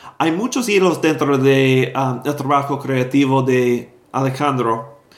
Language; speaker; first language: Spanish; non-native, fluent; English